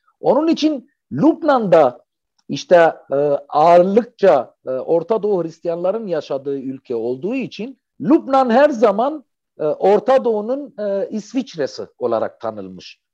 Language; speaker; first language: Turkish; non-native, fluent; Arabic